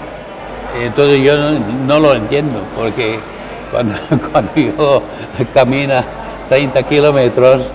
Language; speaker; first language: Spanish; non-native, learner; Dutch